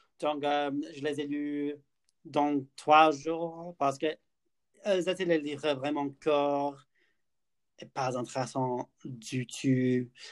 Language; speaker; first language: French; non-native, learner; English